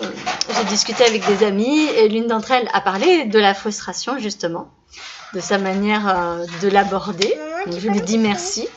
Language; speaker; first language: French; native; French